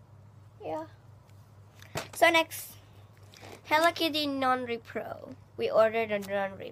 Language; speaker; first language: English; non-native, learner; Indonesian